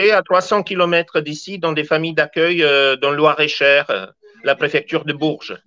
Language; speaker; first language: French; native; French